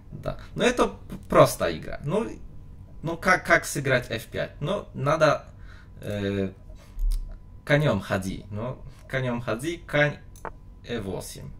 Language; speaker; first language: Russian; non-native, learner; Polish